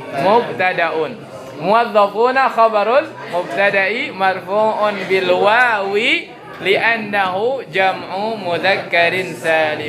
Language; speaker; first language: Arabic; non-native, fluent; Indonesian